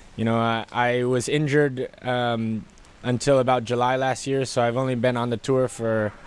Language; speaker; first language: English; native; English